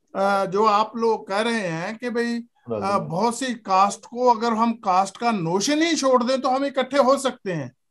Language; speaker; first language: Hindi; native; Hindi